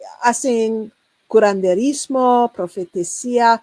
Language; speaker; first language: Spanish; non-native, learner; English